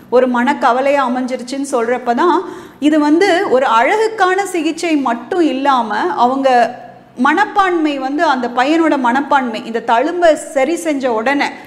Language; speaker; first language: Tamil; native; Tamil